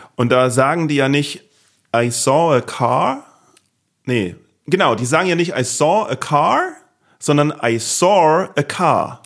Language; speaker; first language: German; native; German